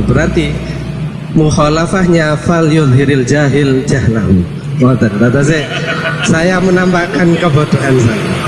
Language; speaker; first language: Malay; non-native, local second language; Javanese